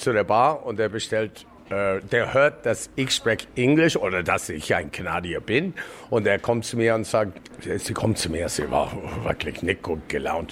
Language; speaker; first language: German; non-native, learner; English